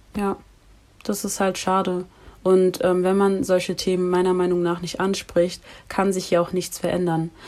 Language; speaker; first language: German; early bilingual, other home language; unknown